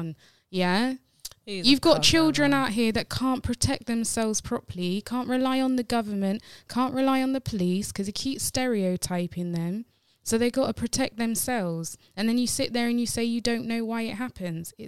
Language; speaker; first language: English; native; English